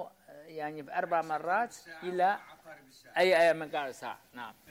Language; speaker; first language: Arabic; non-native, learner; Chinese